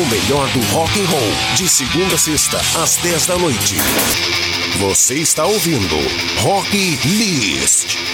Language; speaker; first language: Portuguese; native; Portuguese